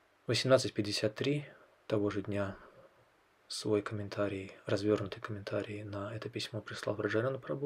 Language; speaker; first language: Russian; native; Russian